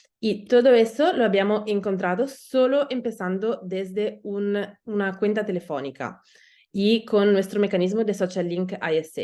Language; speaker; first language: Spanish; non-native, learner; Italian